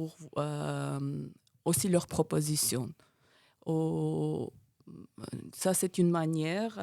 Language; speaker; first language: French; non-native, fluent; Armenian